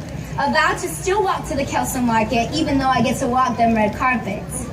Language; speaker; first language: English; native; English